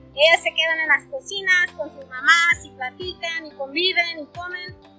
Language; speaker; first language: Spanish; early bilingual, heritage; Spanish